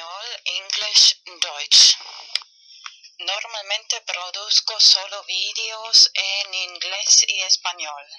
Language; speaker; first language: Spanish; non-native, fluent; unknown